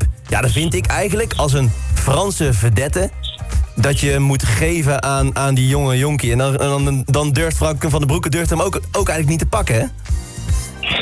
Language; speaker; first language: Dutch; native; Dutch